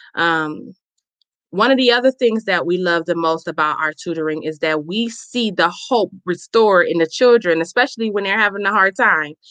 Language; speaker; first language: English; native; English